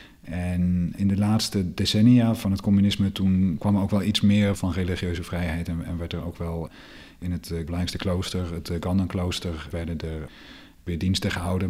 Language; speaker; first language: Dutch; native; Dutch